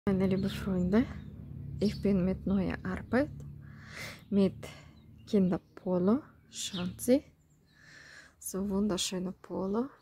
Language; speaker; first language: German; non-native, learner; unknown